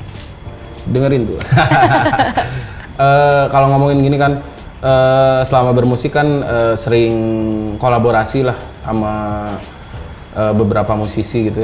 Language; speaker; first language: Indonesian; native; Indonesian